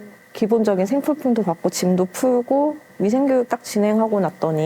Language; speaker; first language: Korean; native; Korean